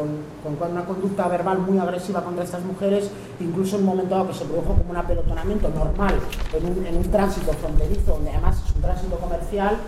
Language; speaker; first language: Spanish; native; Spanish